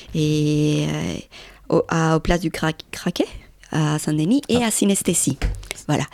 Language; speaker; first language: French; non-native, fluent; Spanish